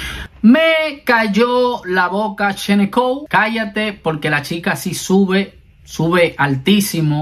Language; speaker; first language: Spanish; native; Spanish